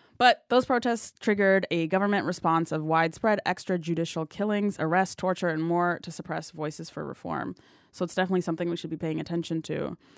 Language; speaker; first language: English; early bilingual, other home language; Amharic